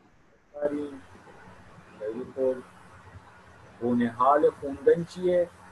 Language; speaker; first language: Persian; non-native, fluent; Urdu